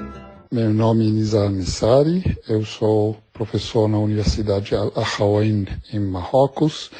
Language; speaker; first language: Portuguese; non-native, fluent; Arabic